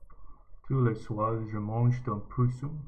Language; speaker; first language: French; non-native, learner; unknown